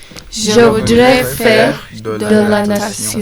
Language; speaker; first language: French; non-native, learner; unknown